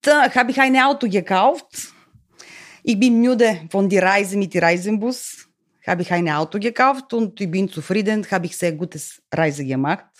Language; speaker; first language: German; non-native, learner; Bulgarian